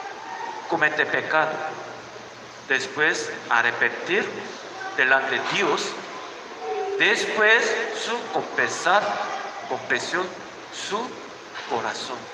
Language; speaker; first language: Spanish; non-native, learner; Korean